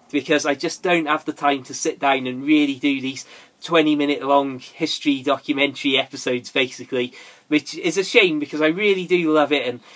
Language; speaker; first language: English; native; English